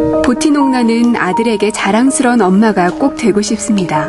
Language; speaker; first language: Korean; native; Korean